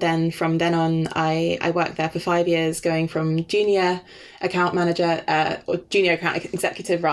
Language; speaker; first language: English; non-native, fluent; Danish